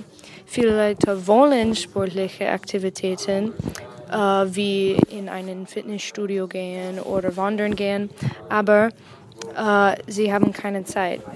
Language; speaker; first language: German; non-native, learner; English